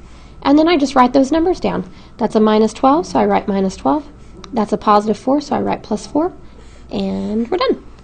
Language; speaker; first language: English; native; English